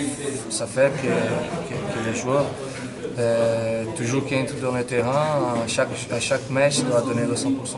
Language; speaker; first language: French; non-native, fluent; Portuguese